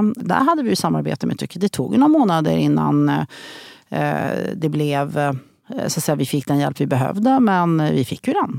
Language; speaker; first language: Swedish; native; Swedish